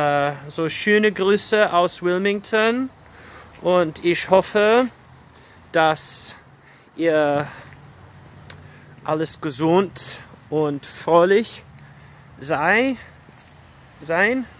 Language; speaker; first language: German; non-native, fluent; English